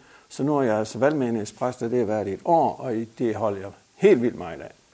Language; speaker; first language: Danish; native; Danish